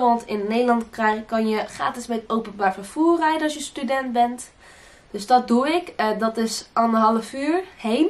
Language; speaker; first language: Dutch; early bilingual, other home language; Portuguese